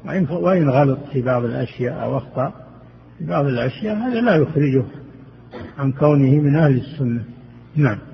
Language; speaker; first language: Arabic; native; Arabic